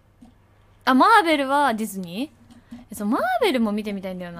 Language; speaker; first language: Japanese; native; Japanese